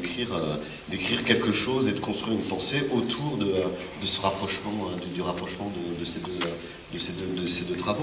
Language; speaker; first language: French; native; French